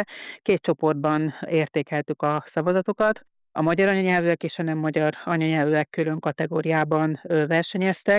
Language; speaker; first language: Hungarian; native; Hungarian